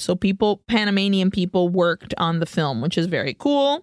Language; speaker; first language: English; early bilingual, other home language; Spanish